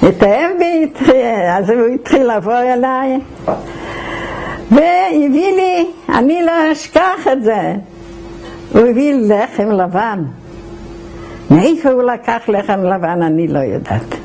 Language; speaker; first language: Hebrew; non-native, fluent; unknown